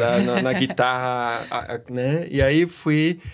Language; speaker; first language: Portuguese; non-native, fluent; French